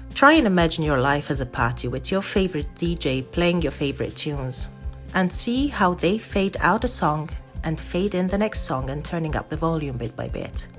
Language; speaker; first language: English; non-native, fluent; Maltese